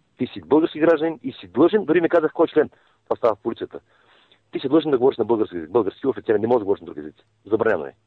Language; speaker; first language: Bulgarian; non-native, local second language; Turkish